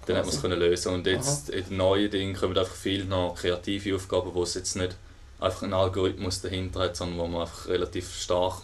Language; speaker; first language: German; native; German